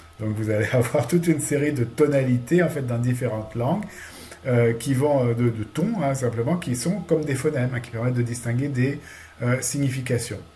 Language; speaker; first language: French; native; French